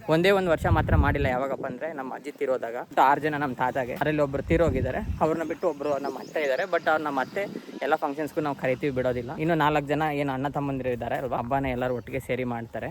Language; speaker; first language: Kannada; native; Kannada